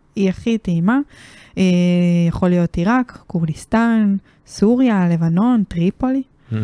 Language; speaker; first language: Hebrew; early bilingual, other home language; Arabic